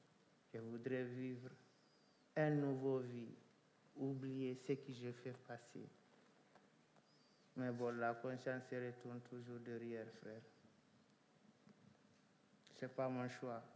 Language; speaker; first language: French; non-native, local second language; Fula